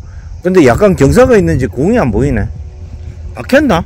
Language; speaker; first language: Korean; native; Korean